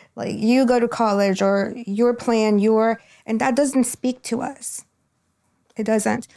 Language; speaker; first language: English; non-native, fluent; Spanish